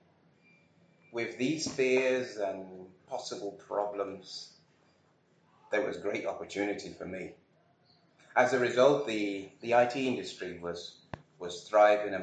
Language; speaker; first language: English; native; English